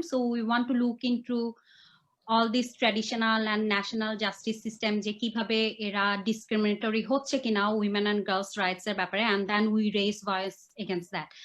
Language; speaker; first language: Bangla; non-native, local second language; Chakma